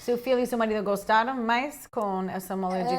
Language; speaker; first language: Portuguese; non-native, fluent; English